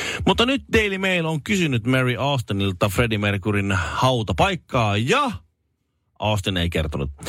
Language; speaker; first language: Finnish; native; Finnish